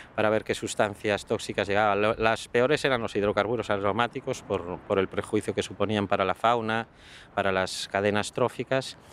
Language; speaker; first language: Spanish; native; Spanish